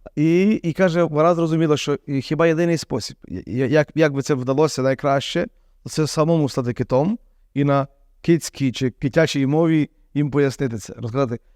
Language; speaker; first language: Ukrainian; native; Ukrainian